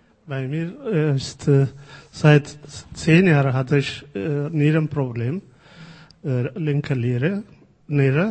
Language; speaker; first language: German; non-native, learner; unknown